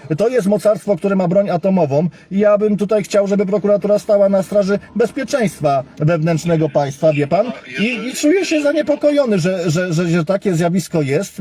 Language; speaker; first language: Polish; native; Polish